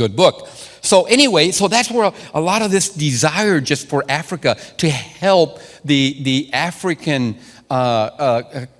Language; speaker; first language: English; non-native, fluent; Spanish